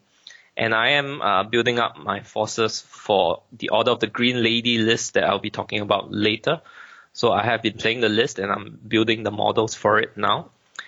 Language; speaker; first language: English; native; English